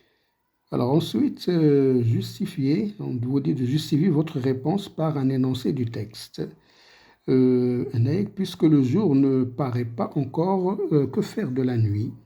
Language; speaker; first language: French; non-native, local second language; Arabic